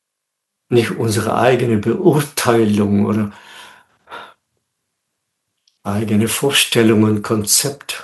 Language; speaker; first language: German; non-native, fluent; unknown